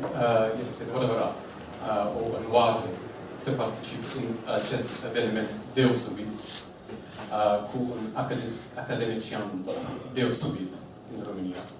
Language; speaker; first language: Romanian; non-native, fluent; English